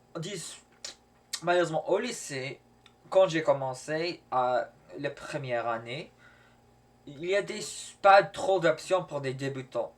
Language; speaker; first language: French; non-native, learner; English